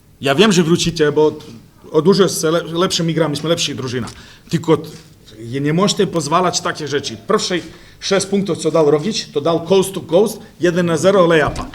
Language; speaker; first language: Polish; non-native, fluent; Serbian